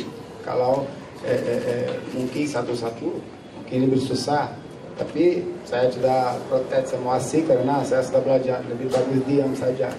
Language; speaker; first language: Indonesian; non-native, learner; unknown